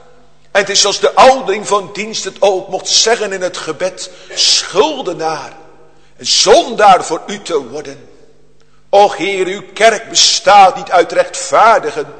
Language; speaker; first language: Dutch; native; Dutch